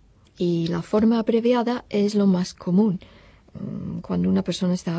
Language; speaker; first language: Spanish; non-native, fluent; English